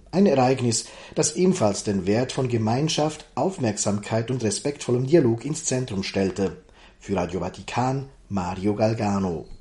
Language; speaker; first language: German; native; German